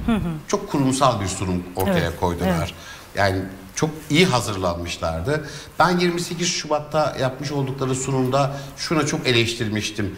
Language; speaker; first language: Turkish; native; Turkish